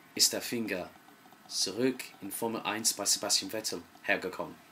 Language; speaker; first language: German; non-native, learner; English